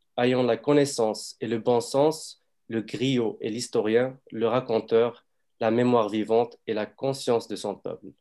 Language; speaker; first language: French; non-native, fluent; Arabic